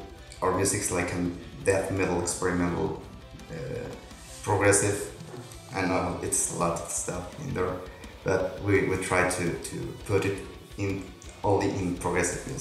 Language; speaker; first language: English; non-native, local second language; Spanish